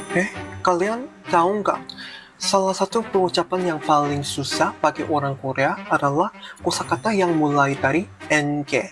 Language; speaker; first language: Indonesian; non-native, fluent; Korean